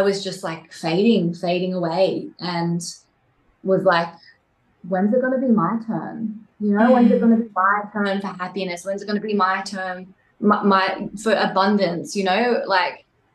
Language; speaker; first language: English; native; English